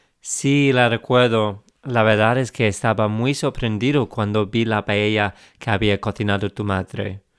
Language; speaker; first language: Spanish; non-native, fluent; English